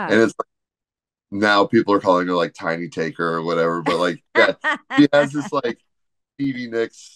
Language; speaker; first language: English; native; English